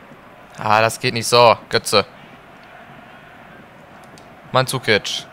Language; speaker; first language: German; native; German